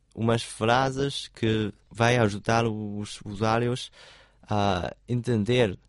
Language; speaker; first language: Portuguese; non-native, fluent; Chinese